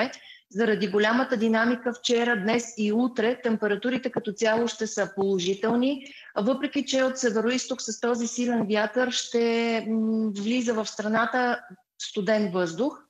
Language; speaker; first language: Bulgarian; native; Bulgarian